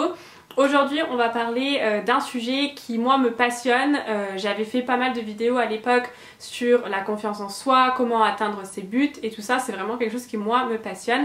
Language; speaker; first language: French; native; French